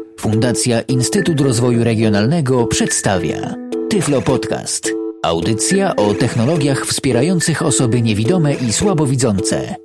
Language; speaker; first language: Polish; native; Polish